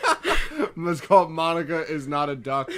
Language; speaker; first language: English; native; English